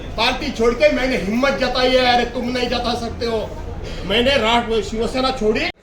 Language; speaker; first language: Hindi; non-native, local second language; Marathi